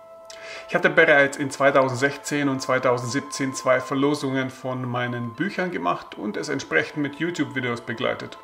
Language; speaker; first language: German; native; German